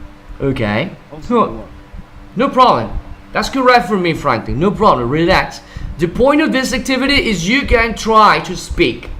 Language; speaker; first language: English; non-native, fluent; Spanish